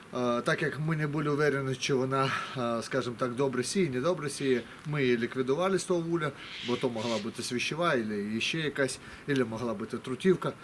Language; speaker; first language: Ukrainian; non-native, local second language; Russian